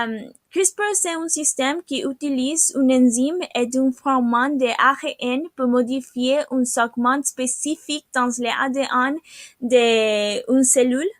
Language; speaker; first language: French; non-native, learner; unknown